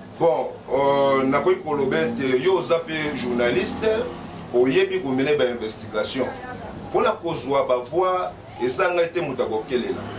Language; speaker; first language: Lingala; native; Lingala